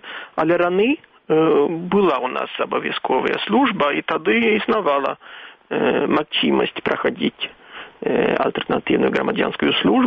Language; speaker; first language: Belarusian; non-native, fluent; Swedish